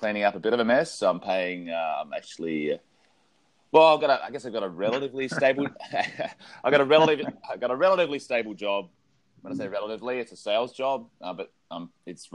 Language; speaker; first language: English; native; English